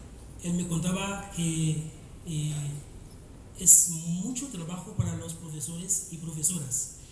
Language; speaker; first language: Spanish; non-native, fluent; Haitian Creole